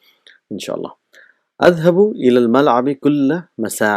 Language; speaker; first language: Arabic; non-native, fluent; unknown